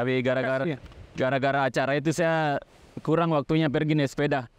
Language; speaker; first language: Indonesian; native; Indonesian